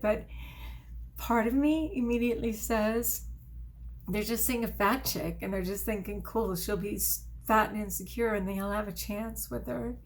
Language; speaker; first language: English; native; English